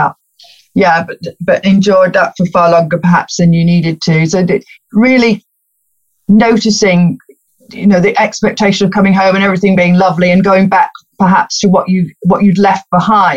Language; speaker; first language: English; native; English